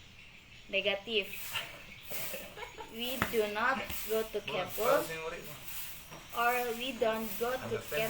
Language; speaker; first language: English; non-native, learner; Indonesian